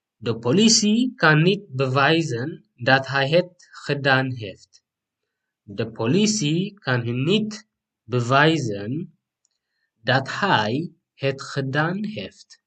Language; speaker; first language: Dutch; non-native, learner; Tigrinya